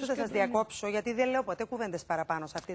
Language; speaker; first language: Greek; native; Greek